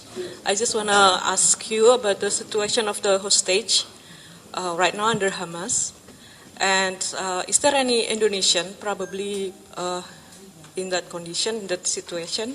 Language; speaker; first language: English; non-native, fluent; Indonesian